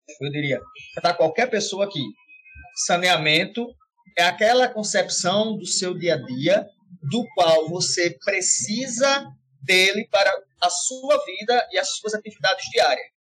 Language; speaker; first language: Portuguese; native; Portuguese